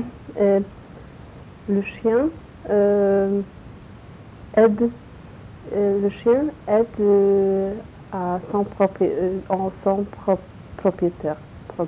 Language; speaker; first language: French; non-native, learner; Polish